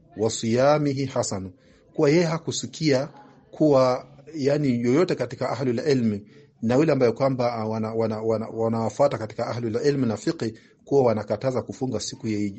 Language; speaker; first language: Swahili; native; Swahili